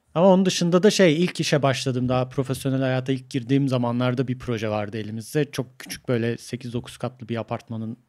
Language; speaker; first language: Turkish; native; Turkish